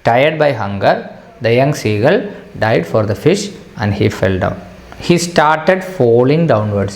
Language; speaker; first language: English; non-native, local second language; Malayalam